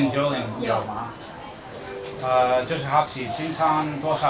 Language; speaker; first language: Chinese; non-native, learner; English